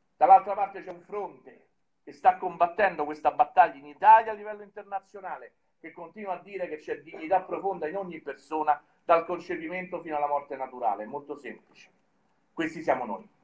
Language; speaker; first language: Italian; native; Italian